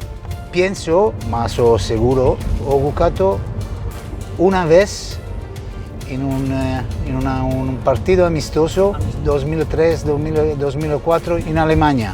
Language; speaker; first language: Spanish; non-native, learner; Italian